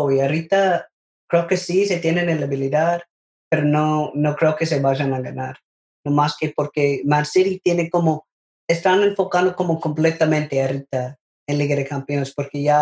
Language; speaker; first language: Spanish; non-native, learner; English